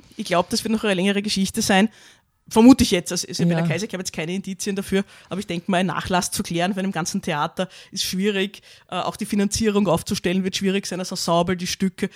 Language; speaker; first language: German; native; German